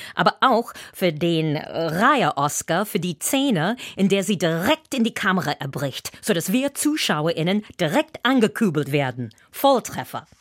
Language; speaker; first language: German; non-native, fluent; English